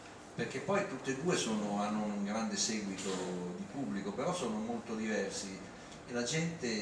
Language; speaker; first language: Italian; native; Italian